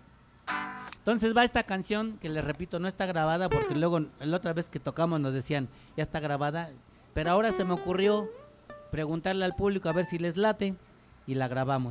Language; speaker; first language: Spanish; native; Spanish